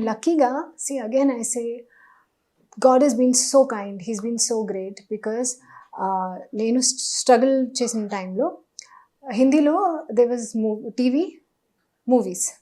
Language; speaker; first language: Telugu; non-native, learner; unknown